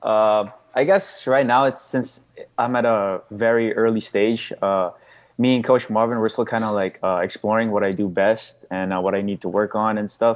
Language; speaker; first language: English; non-native, local second language; Cebuano